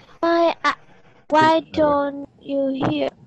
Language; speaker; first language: English; non-native, learner; Vietnamese